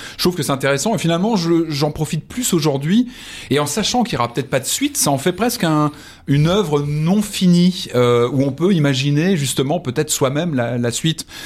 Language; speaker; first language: French; native; French